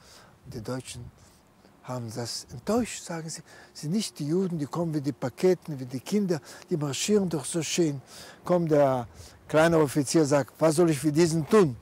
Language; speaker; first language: German; non-native, fluent; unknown